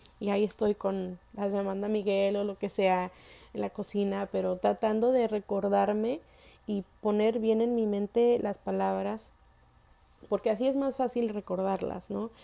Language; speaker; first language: Spanish; early bilingual, heritage; Spanish